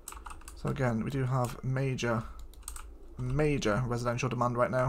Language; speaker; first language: English; native; English